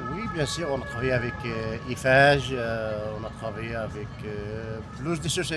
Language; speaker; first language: French; non-native, fluent; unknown